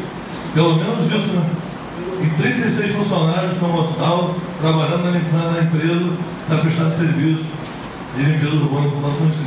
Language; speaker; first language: Portuguese; native; Portuguese